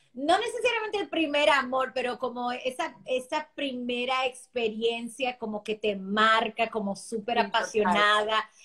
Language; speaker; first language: Spanish; early bilingual, heritage; Spanish